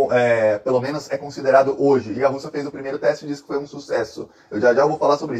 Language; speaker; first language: Portuguese; native; Portuguese